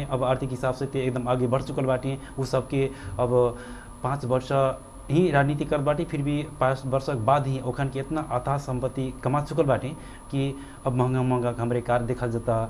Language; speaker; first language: Bhojpuri; non-native, local second language; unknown